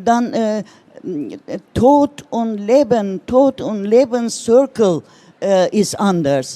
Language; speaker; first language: German; non-native, learner; Turkish